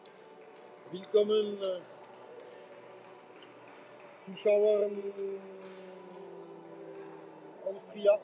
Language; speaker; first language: German; non-native, learner; French